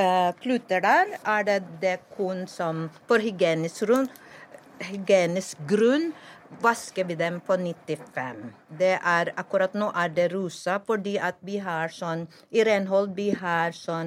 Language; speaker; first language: Norwegian; non-native, fluent; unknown